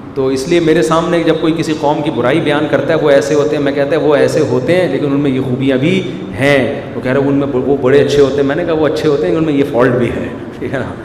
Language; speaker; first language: Urdu; native; Urdu